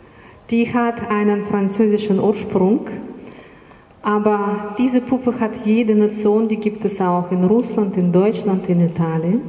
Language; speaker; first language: German; non-native, fluent; Russian